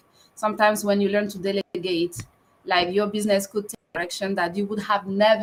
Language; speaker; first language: English; non-native, fluent; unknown